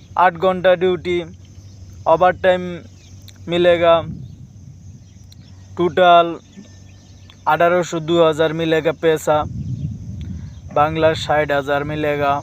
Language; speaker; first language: Hindi; non-native, learner; Bangla